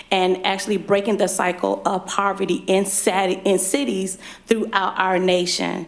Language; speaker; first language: English; native; English